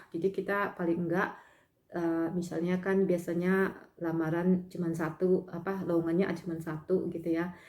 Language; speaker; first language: Indonesian; native; Indonesian